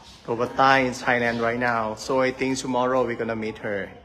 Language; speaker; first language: English; non-native, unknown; Thai